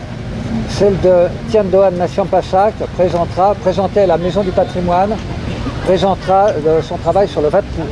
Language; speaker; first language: French; native; French